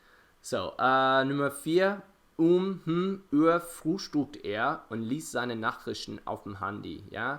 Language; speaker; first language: German; non-native, fluent; English